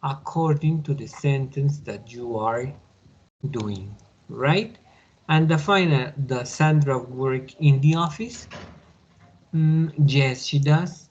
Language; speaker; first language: English; non-native, learner; Spanish